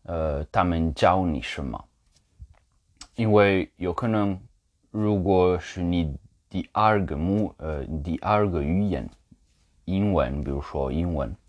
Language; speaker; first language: Chinese; non-native, learner; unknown